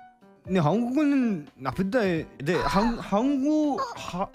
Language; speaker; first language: Korean; non-native, learner; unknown